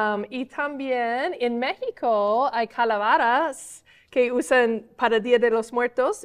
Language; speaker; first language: Spanish; non-native, fluent; English